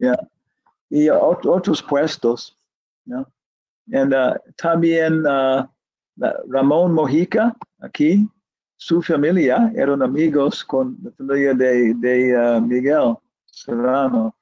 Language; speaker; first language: Spanish; non-native, learner; English